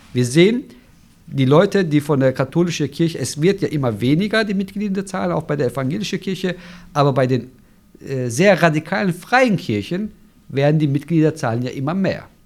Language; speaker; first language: German; non-native, fluent; Turkish